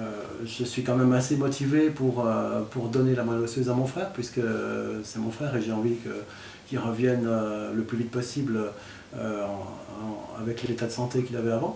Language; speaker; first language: French; native; French